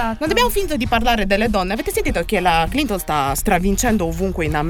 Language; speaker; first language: Italian; native; Italian